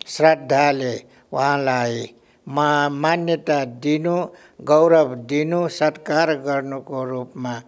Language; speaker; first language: Nepali; non-native, local second language; Newari